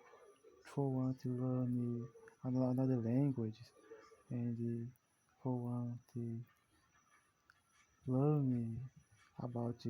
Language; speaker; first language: English; non-native, learner; Portuguese